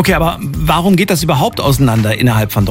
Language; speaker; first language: German; native; German